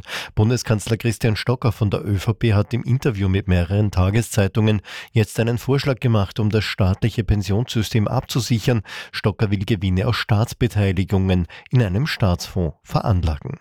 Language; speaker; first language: German; native; German